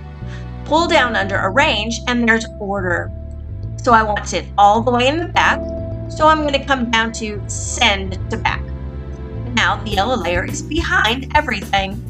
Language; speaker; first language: English; native; English